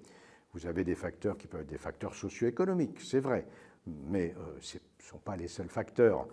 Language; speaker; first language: French; native; French